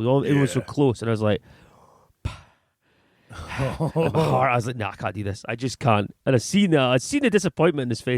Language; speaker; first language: English; native; English